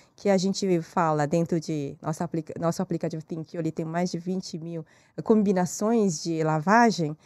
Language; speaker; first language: Portuguese; non-native, fluent; Korean